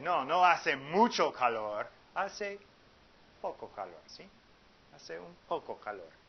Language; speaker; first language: Spanish; non-native, fluent; English